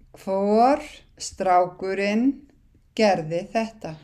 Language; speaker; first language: Icelandic; non-native, learner; Thai